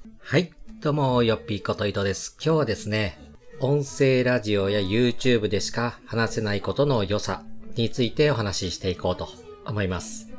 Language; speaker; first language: Japanese; native; Japanese